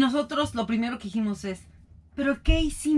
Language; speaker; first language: Spanish; native; Spanish